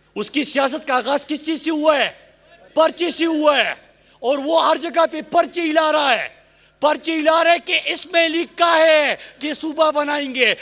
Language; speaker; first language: Urdu; non-native, local second language; Pashto